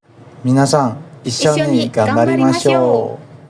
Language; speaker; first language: Japanese; non-native, learner; Indonesian